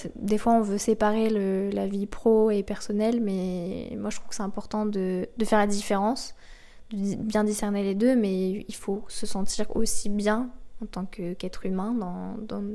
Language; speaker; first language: French; native; French